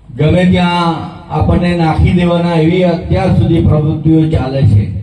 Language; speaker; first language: Gujarati; native; Gujarati